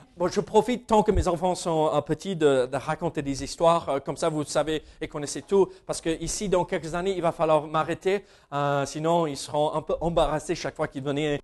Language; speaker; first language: French; non-native, fluent; English